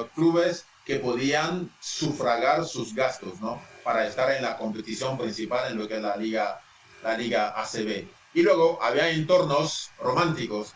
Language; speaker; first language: Spanish; non-native, fluent; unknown